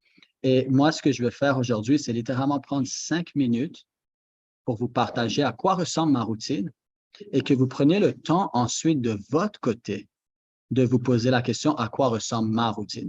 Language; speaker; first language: French; native; French